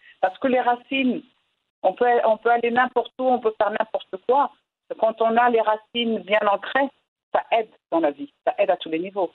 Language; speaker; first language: French; non-native, local second language; Arabic